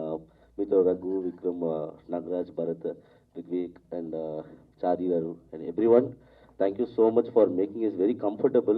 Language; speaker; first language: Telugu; non-native, learner; Tamil